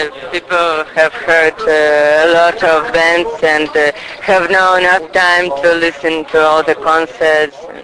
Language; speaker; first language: English; non-native, fluent; Russian